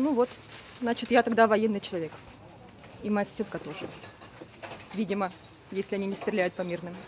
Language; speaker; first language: Russian; native; Russian